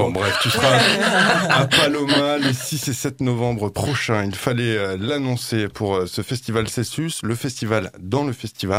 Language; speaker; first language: French; native; French